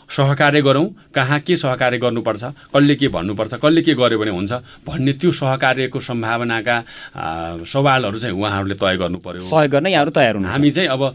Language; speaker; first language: Nepali; native; Nepali